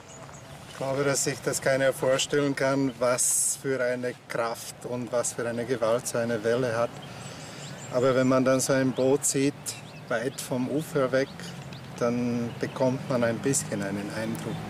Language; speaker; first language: German; native; German